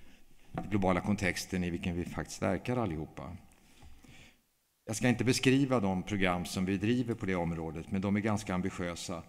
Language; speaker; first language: Swedish; native; Swedish